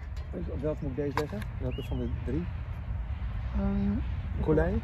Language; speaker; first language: Dutch; native; Dutch